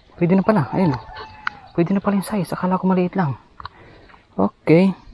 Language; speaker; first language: Filipino; non-native, local second language; Bikol